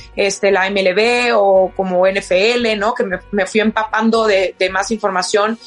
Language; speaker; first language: Spanish; native; Spanish